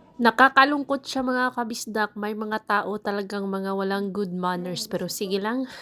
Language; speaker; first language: Filipino; non-native, local second language; Cebuano